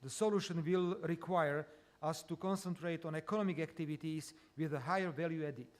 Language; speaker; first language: English; non-native, fluent; Slovak